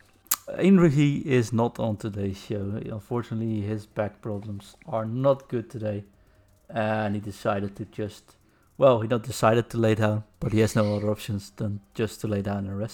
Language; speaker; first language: English; non-native, fluent; Dutch